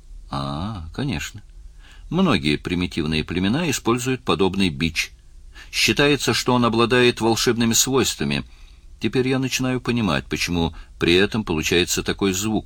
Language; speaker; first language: Russian; native; Russian